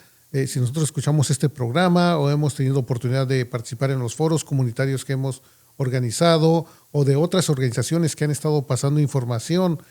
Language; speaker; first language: Spanish; native; Spanish